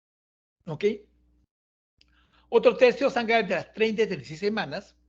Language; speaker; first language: Spanish; native; Spanish